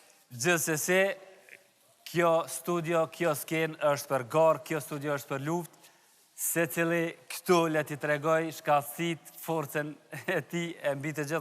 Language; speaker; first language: Albanian; native; Albanian